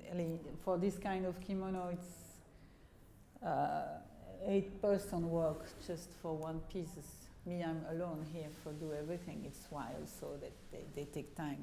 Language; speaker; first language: English; non-native, fluent; French